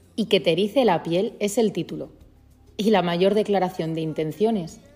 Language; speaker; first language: Spanish; native; Spanish